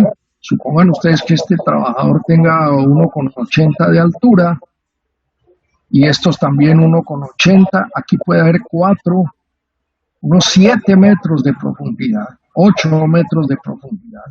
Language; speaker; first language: Spanish; native; Spanish